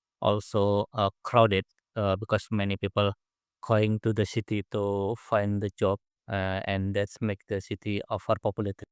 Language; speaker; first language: English; non-native, learner; Indonesian